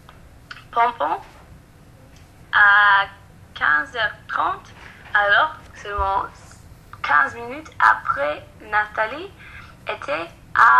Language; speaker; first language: French; non-native, learner; English